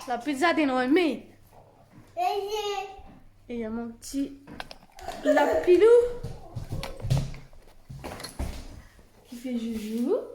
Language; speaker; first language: French; native; French